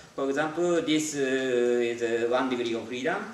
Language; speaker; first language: English; non-native, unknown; Japanese